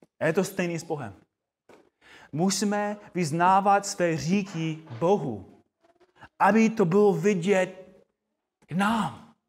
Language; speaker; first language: Czech; non-native, fluent; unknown